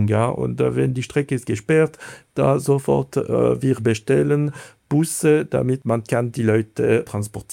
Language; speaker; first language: German; non-native, fluent; Italian